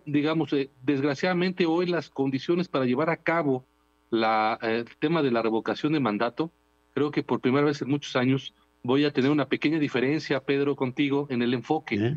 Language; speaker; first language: Spanish; native; Spanish